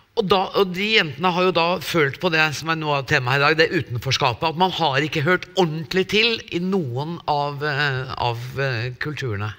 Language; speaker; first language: Norwegian; native; Norwegian